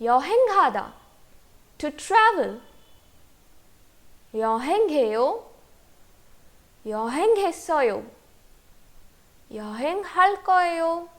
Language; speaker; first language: Korean; non-native, fluent; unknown